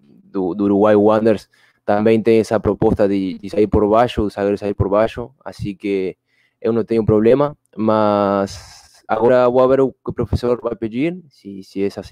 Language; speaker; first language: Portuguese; non-native, fluent; Spanish